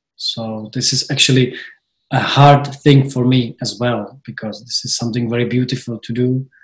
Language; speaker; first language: English; non-native, fluent; Czech